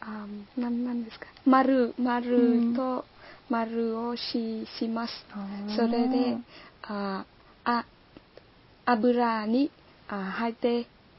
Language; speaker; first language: Japanese; non-native, learner; Vietnamese